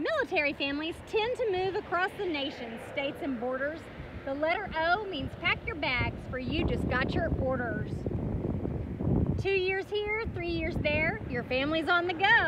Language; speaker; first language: English; native; English